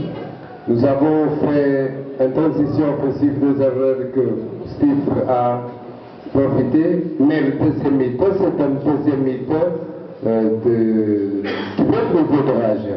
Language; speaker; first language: French; non-native, fluent; Portuguese